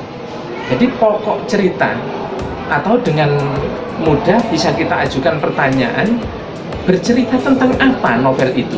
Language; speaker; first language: Indonesian; native; Indonesian